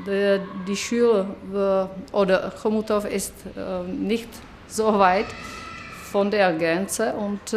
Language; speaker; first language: German; non-native, fluent; Czech